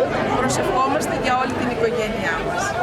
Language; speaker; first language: Greek; native; Greek